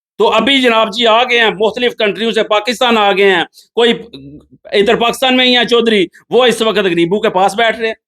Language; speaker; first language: Urdu; non-native, local second language; Punjabi